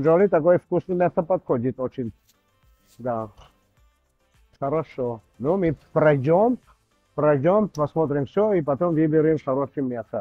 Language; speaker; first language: Russian; non-native, fluent; Armenian